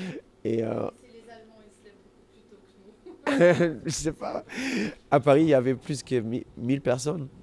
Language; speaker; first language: French; non-native, fluent; German